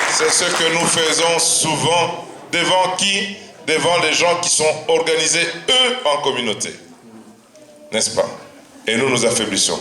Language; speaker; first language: French; non-native, local second language; Luba-Lulua